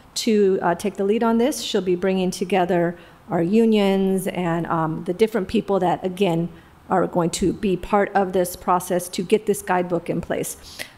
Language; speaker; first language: English; native; English